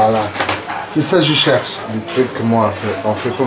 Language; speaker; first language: French; non-native, learner; Arabic